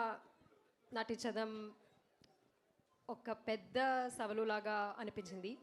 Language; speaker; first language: Telugu; non-native, learner; Malayalam